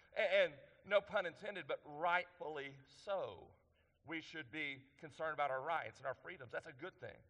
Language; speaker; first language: English; native; English